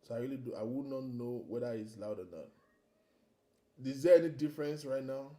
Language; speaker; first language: English; non-native, local second language; Yoruba